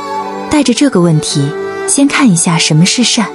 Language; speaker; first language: Chinese; native; Chinese